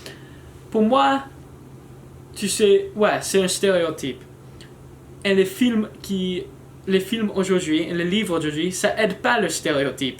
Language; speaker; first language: French; non-native, learner; English